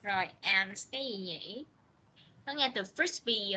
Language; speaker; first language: Vietnamese; native; Vietnamese